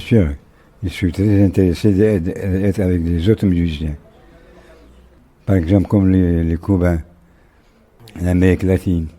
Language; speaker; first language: French; non-native, local second language; Arabic